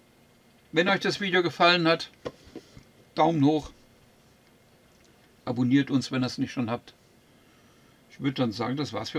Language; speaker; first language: German; native; German